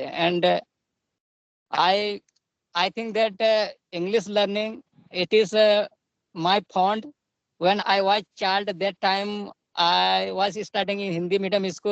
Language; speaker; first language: English; non-native, learner; Santali